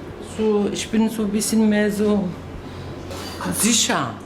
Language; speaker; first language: German; non-native, learner; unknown